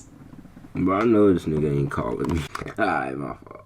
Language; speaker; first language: English; native; English